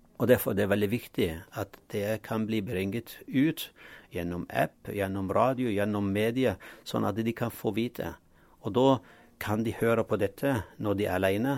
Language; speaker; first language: Norwegian; non-native, fluent; Arabic